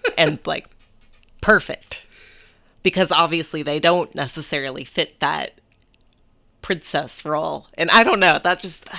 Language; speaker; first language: English; early bilingual, other home language; Japanese